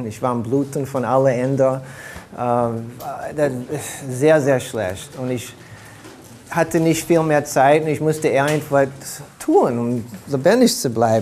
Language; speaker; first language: German; early bilingual, heritage; German